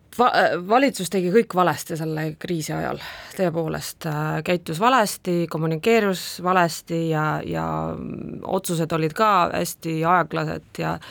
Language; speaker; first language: Estonian; non-native, local second language; Russian